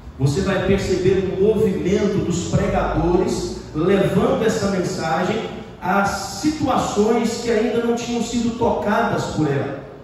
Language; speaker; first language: Portuguese; native; Portuguese